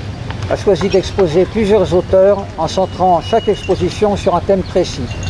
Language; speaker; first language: French; native; French